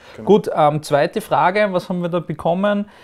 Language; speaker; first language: German; native; German